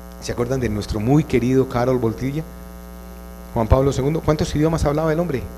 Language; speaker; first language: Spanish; native; Spanish